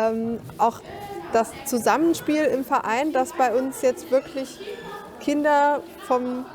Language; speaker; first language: German; native; German